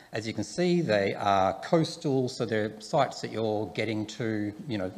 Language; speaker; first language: English; native; English